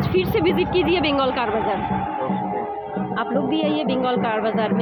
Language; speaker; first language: Hindi; non-native, local second language; Bangla